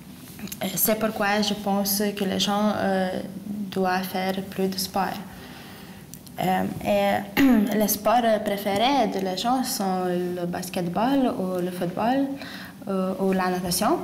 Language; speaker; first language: French; non-native, learner; Lithuanian